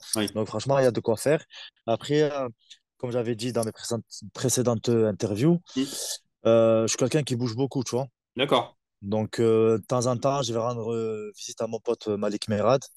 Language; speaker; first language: French; native; French